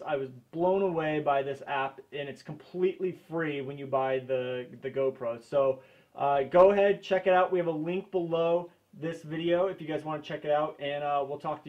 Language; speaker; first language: English; native; English